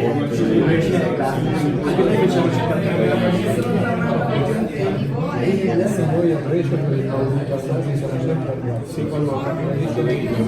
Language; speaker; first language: Italian; non-native, learner; Urdu